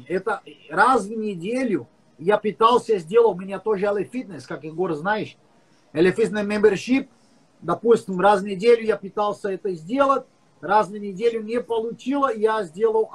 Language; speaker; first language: Russian; non-native, learner; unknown